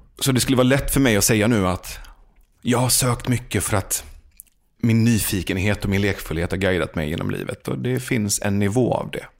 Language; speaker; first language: Swedish; early bilingual, other home language; Persian